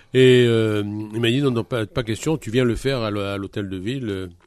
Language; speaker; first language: French; native; French